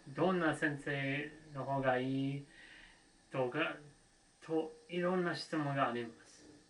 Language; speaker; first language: Japanese; non-native, learner; English